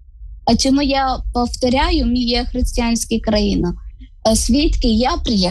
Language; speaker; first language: Ukrainian; non-native, learner; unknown